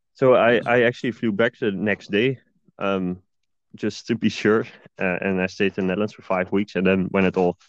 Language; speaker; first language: English; non-native, fluent; Dutch